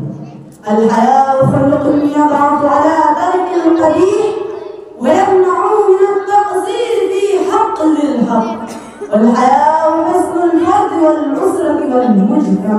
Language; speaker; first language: Arabic; non-native, learner; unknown